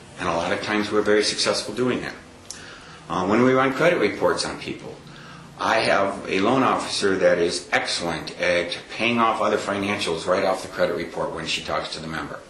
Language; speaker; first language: English; native; English